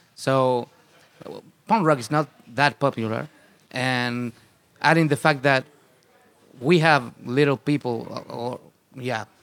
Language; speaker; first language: English; non-native, fluent; Spanish